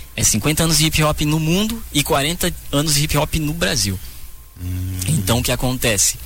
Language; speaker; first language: Portuguese; native; Portuguese